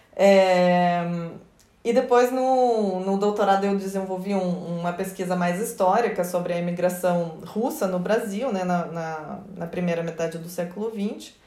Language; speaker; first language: Portuguese; non-native, fluent; Russian